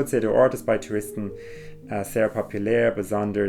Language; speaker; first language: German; non-native, fluent; English